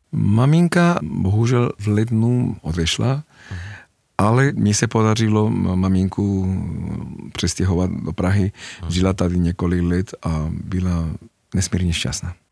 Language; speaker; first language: Czech; non-native, fluent; Spanish